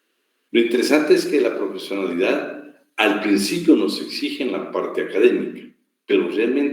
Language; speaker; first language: Spanish; native; Spanish